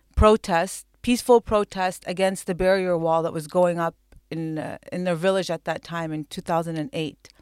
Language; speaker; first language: English; non-native, fluent; Arabic